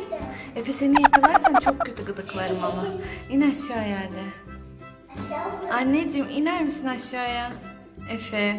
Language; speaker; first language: Turkish; native; Turkish